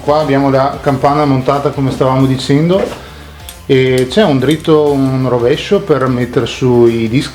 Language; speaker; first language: Italian; native; Italian